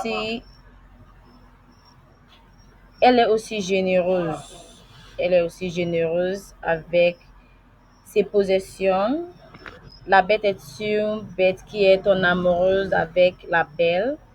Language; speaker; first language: French; non-native, learner; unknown